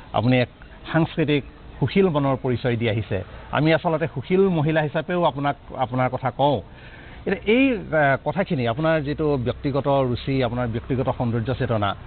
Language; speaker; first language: Assamese; native; Assamese